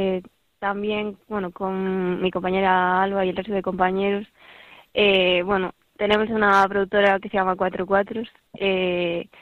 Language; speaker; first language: Spanish; native; Spanish